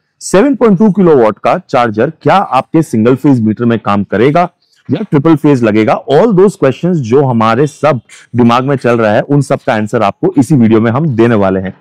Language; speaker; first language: Hindi; native; Hindi